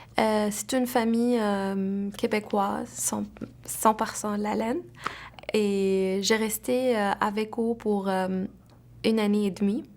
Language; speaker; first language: French; non-native, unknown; Arabic